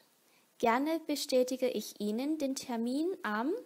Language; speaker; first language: German; non-native, fluent; Vietnamese